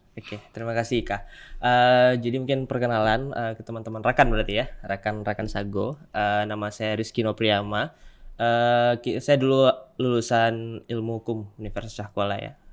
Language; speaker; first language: Indonesian; native; Indonesian